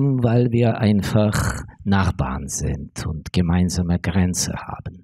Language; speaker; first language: German; non-native, fluent; Ukrainian